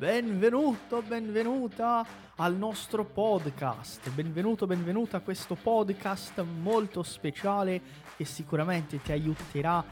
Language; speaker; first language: Italian; non-native, fluent; Portuguese